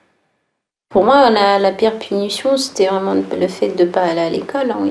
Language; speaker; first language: French; early bilingual, other home language; Tachelhit